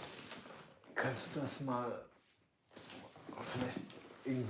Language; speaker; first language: German; native; German